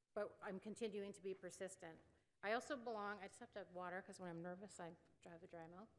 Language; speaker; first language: English; native; English